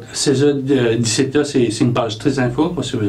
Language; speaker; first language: French; non-native, local second language; Morisyen